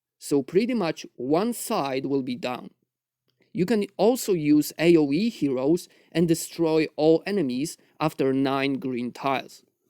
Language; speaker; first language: English; non-native, fluent; Polish